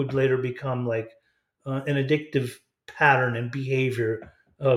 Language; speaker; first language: English; early bilingual, other home language; German